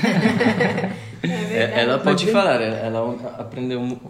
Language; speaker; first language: Portuguese; non-native, fluent; Bulgarian